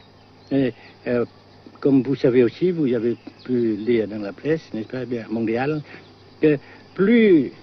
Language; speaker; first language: French; non-native, fluent; Vietnamese